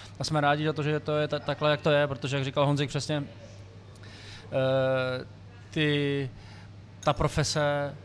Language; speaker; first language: Czech; early bilingual, other home language; Ukrainian